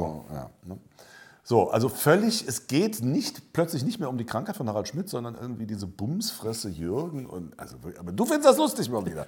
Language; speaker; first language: German; native; German